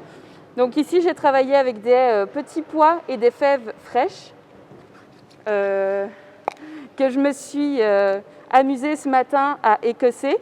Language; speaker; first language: French; native; French